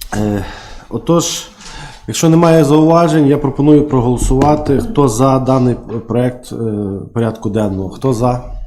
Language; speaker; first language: Ukrainian; native; Ukrainian